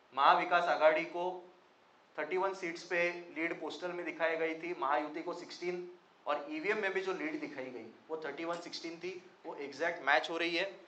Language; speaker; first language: Hindi; non-native, local second language; Marathi